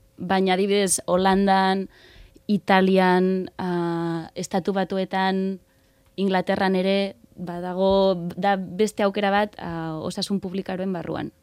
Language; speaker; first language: Basque; non-native, fluent; Catalan